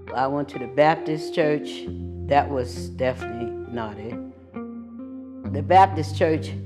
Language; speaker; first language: English; native; English